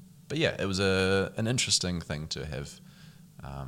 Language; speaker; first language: English; native; English